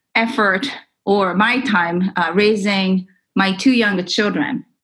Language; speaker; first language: English; non-native, fluent; Japanese